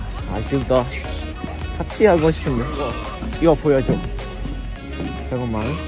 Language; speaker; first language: Korean; non-native, learner; Thai